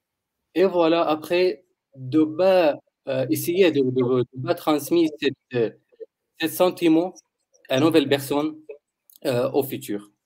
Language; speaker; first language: French; non-native, learner; Arabic